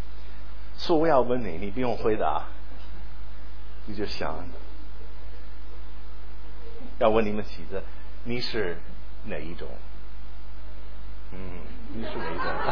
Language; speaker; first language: Chinese; non-native, fluent; English